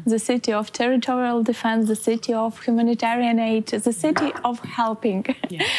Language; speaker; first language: English; non-native, fluent; Ukrainian